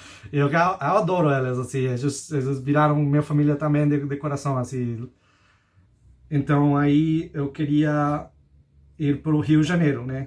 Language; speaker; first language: Portuguese; non-native, fluent; Spanish